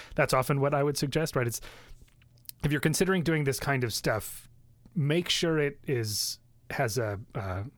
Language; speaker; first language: English; native; English